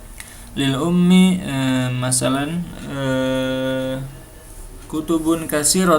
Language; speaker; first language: Arabic; non-native, fluent; Indonesian